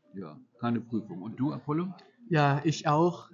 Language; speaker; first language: German; non-native, learner; Portuguese